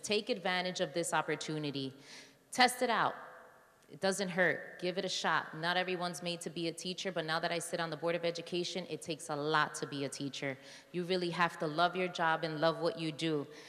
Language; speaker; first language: English; early bilingual, other home language; Spanish